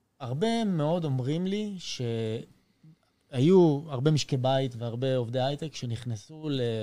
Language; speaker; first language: Hebrew; early bilingual, other home language; French